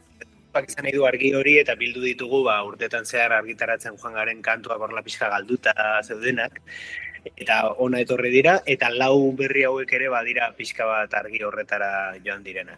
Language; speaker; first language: Basque; native; Basque